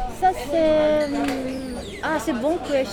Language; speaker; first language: French; non-native, learner; Japanese